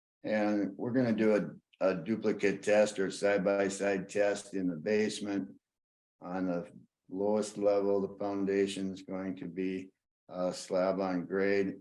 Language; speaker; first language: English; native; English